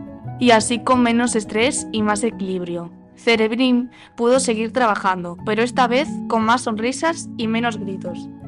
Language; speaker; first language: Spanish; native; Spanish